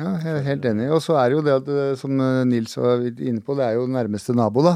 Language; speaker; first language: Norwegian; native; Norwegian